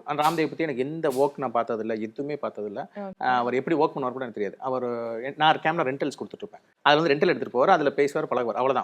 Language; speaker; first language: Tamil; native; Tamil